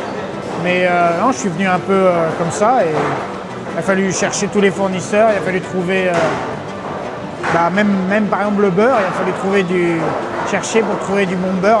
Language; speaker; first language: French; native; French